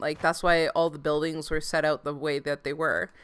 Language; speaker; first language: English; native; English